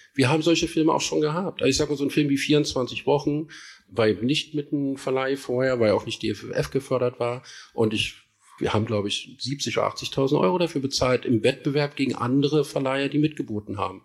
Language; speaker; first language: German; native; German